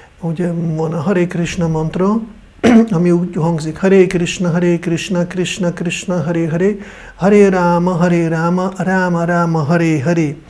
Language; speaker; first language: Hungarian; non-native, fluent; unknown